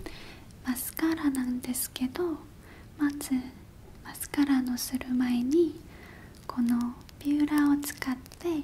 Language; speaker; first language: Japanese; non-native, fluent; Korean